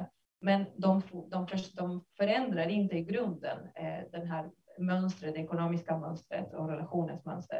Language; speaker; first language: Swedish; non-native, fluent; Spanish